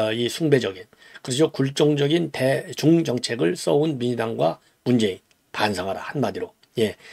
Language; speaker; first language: Korean; native; Korean